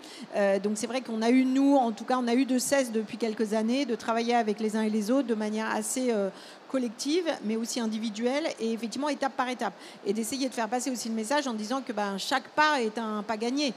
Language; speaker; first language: French; native; French